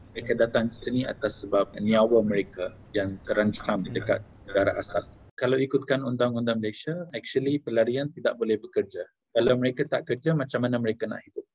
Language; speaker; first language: Malay; native; Malay